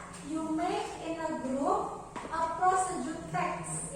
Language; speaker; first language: English; non-native, fluent; Indonesian